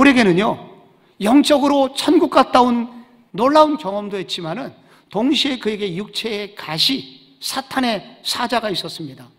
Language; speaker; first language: Korean; native; Korean